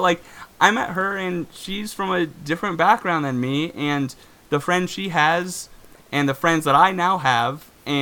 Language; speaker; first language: English; native; English